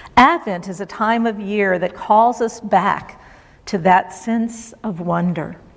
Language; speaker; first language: English; native; English